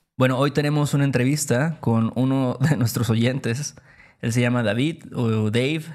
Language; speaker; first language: Spanish; native; Spanish